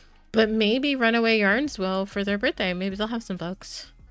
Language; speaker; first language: English; early bilingual, other home language; Spanish